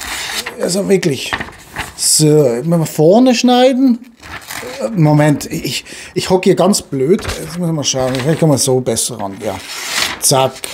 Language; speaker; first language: German; native; German